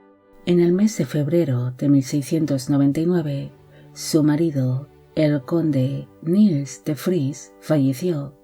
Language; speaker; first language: Spanish; native; Spanish